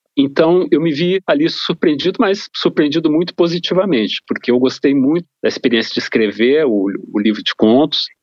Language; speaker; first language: Portuguese; native; Portuguese